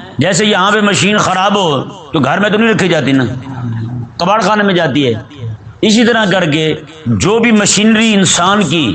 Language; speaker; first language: Urdu; non-native, local second language; Punjabi